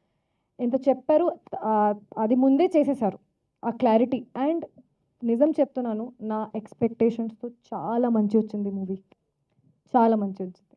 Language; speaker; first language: Telugu; non-native, fluent; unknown